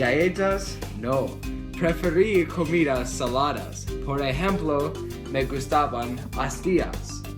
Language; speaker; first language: Spanish; non-native, learner; English